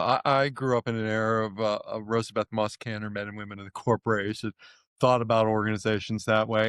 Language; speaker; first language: English; native; English